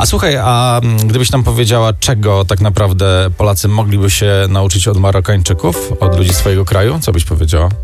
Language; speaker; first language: Polish; native; Polish